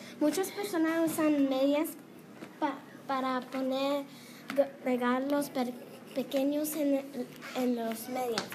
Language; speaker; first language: Spanish; non-native, learner; English